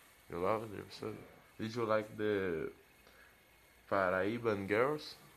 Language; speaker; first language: English; non-native, learner; Portuguese